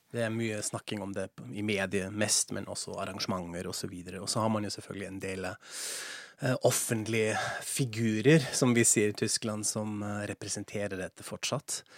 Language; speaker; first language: Norwegian; non-native, fluent; German